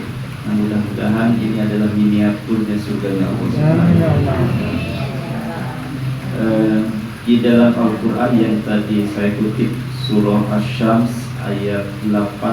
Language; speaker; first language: Indonesian; native; Indonesian